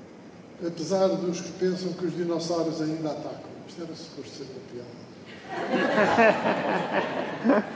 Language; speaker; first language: Portuguese; native; Portuguese